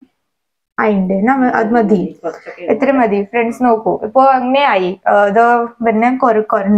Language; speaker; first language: Malayalam; non-native, learner; Hindi